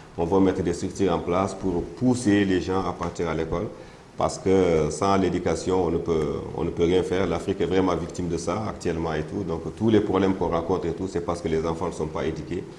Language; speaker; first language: French; non-native, local second language; Soninke